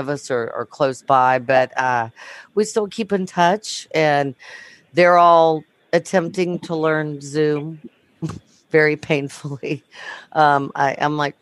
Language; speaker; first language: English; native; English